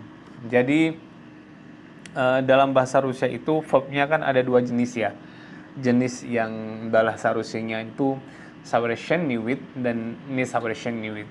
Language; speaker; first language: Indonesian; native; Indonesian